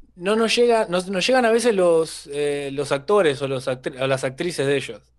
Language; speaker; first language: Spanish; native; Spanish